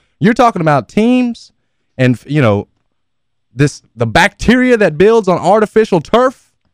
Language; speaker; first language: English; native; English